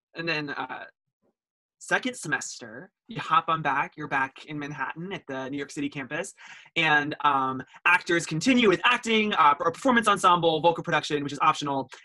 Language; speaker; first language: English; native; English